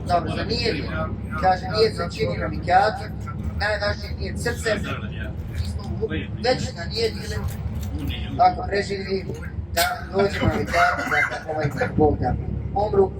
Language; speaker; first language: Bosnian; native; Bosnian